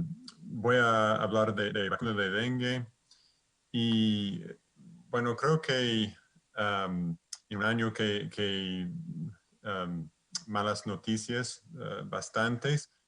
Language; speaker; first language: Spanish; non-native, fluent; English